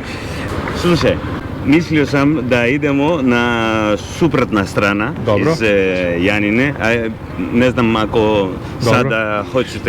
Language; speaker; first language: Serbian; non-native, learner; Greek